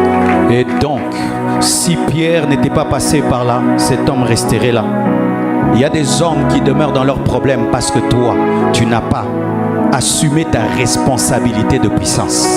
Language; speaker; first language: French; non-native, local second language; Lingala